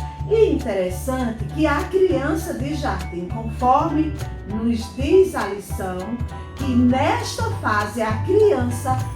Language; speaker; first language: Portuguese; native; Portuguese